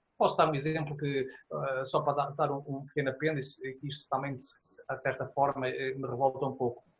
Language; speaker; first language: Portuguese; native; Portuguese